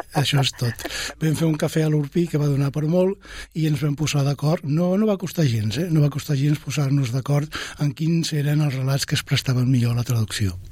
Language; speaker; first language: Catalan; non-native, local second language; Spanish